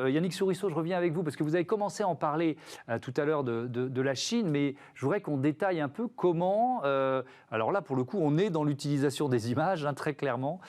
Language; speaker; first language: French; native; French